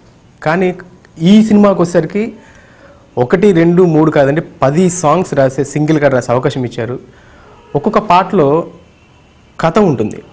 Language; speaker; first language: Telugu; native; Telugu